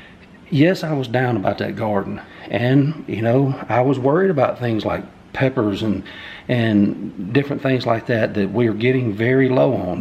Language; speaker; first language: English; native; English